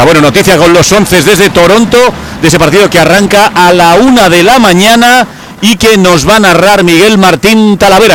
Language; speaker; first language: Spanish; native; Spanish